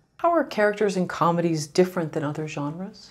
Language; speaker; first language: English; native; English